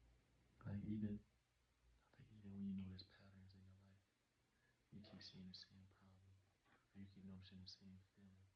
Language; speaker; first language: English; native; English